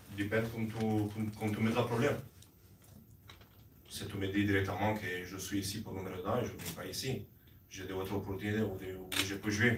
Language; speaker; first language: French; non-native, learner; Romanian